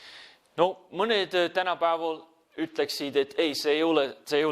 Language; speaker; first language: Estonian; non-native, fluent; English